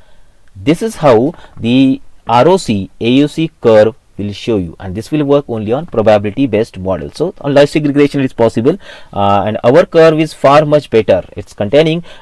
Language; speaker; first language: English; non-native, local second language; Marathi